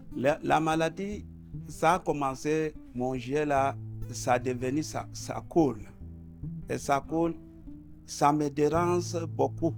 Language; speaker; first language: French; non-native, local second language; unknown